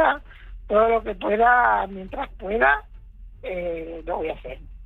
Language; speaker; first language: Spanish; native; Spanish